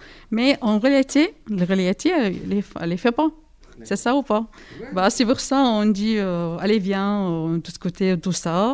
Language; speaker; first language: French; non-native, learner; Arabic